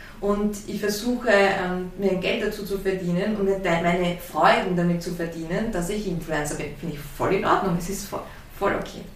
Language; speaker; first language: German; early bilingual, heritage; German